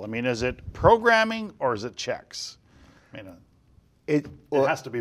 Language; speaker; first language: English; native; English